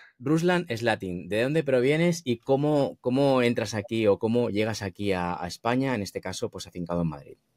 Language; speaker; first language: Spanish; native; Spanish